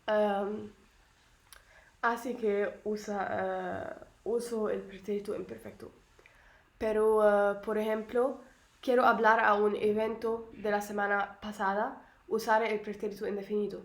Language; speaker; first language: Spanish; non-native, learner; Arabic